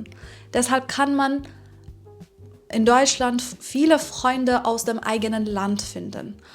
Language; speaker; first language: German; non-native, fluent; Persian